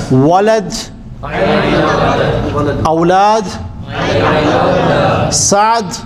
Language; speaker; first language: Arabic; non-native, fluent; Urdu